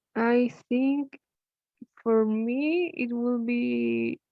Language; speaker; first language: English; non-native, learner; Spanish